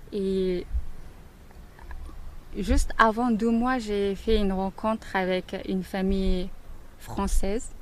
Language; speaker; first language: French; non-native, learner; Mongolian